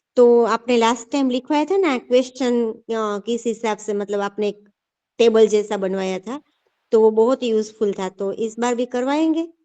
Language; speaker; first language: Hindi; non-native, local second language; Gujarati